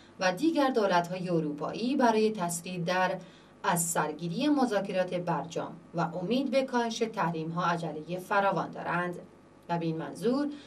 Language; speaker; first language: Persian; non-native, local second language; Central Kurdish